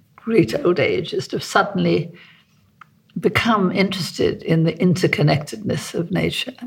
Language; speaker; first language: English; native; English